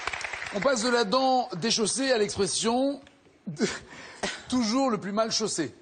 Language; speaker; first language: French; native; French